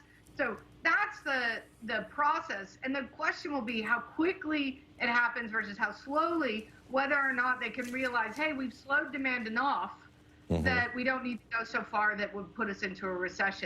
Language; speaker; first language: English; native; English